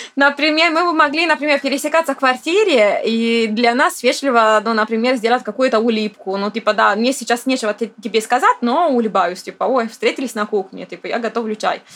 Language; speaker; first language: Russian; non-native, fluent; Italian